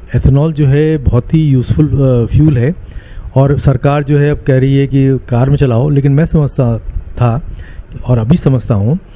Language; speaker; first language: Hindi; native; Hindi